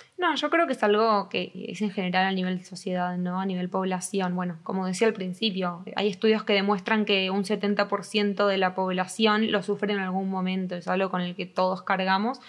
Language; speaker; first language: Spanish; native; Spanish